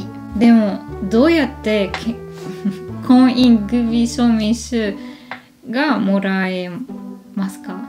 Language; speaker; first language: Japanese; non-native, learner; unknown